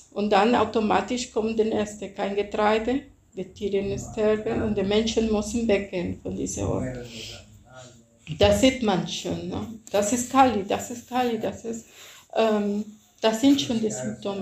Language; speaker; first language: German; non-native, fluent; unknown